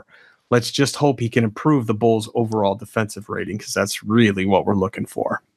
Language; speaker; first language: English; native; English